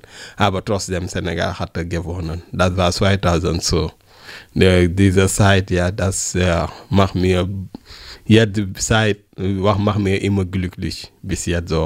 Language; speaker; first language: German; non-native, learner; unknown